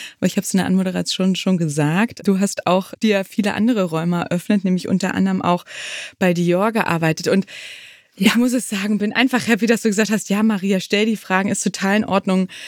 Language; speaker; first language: German; native; German